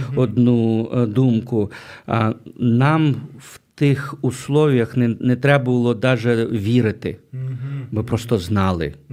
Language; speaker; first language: Ukrainian; native; Ukrainian